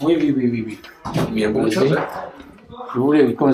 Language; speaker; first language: French; native; French